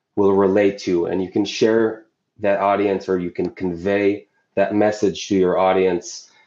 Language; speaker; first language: English; non-native, fluent; Hebrew